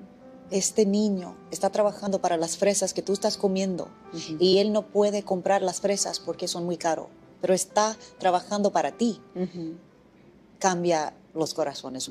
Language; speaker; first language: Spanish; non-native, fluent; English